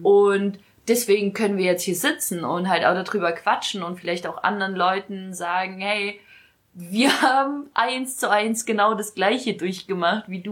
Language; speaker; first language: German; early bilingual, other home language; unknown